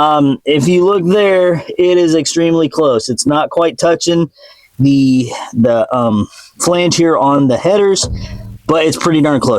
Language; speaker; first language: English; native; English